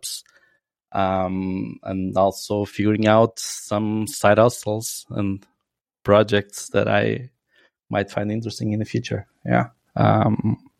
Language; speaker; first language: English; non-native, fluent; Portuguese